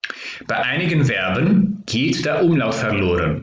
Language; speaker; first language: German; non-native, fluent; Croatian